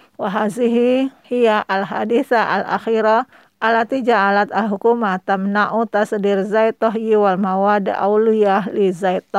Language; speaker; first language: Arabic; non-native, fluent; Indonesian